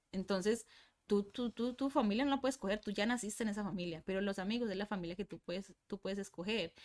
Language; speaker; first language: Spanish; native; Spanish